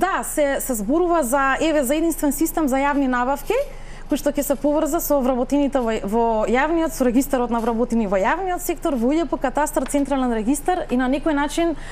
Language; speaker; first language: Macedonian; native; Macedonian